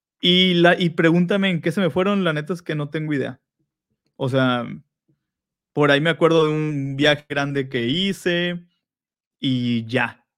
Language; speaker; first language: Spanish; native; Spanish